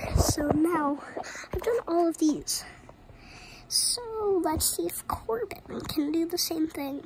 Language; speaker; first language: English; native; English